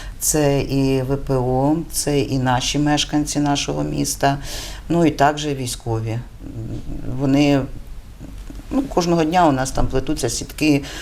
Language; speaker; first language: Ukrainian; native; Ukrainian